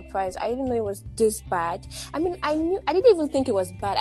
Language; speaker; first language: English; non-native, local second language; Ibibio